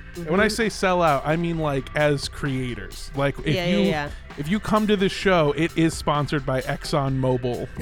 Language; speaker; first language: English; native; English